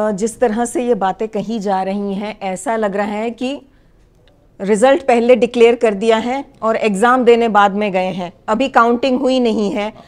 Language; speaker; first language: Hindi; native; Hindi